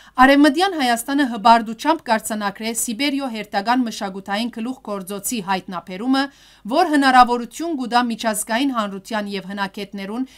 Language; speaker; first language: Armenian; early bilingual, heritage; Armenian